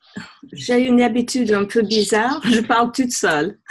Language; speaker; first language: French; non-native, fluent; English